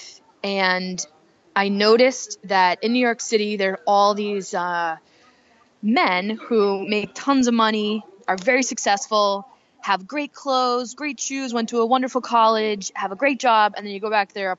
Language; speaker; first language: English; native; English